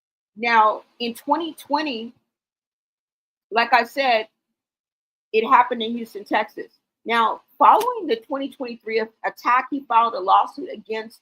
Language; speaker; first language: English; native; English